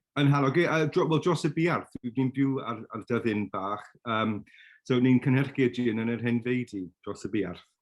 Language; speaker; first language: Welsh; non-native, local second language; English